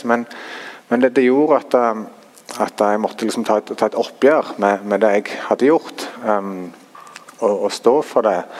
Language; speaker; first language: Norwegian; early bilingual, other home language; German